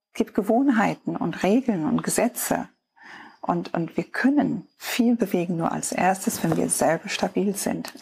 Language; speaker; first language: German; non-native, fluent; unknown